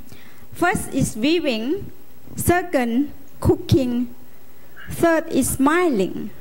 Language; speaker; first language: English; non-native, learner; Lao